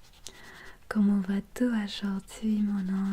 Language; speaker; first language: French; non-native, learner; English